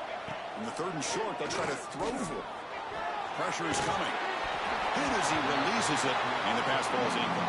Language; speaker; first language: English; native; English